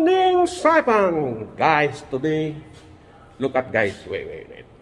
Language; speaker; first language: English; non-native, learner; Filipino